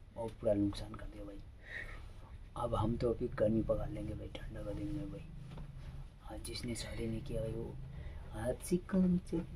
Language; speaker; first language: Hindi; non-native, local second language; Bangla